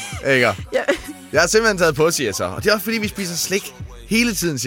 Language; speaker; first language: Danish; native; Danish